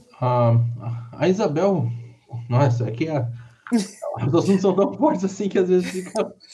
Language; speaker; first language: Portuguese; native; Portuguese